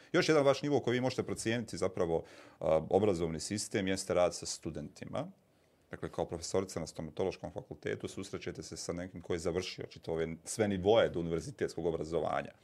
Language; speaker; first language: Bosnian; native; Bosnian